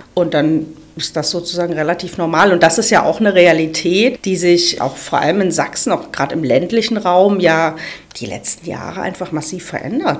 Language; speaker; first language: German; native; German